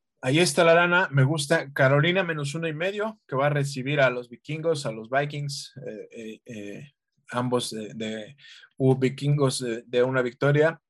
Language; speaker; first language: Spanish; native; Spanish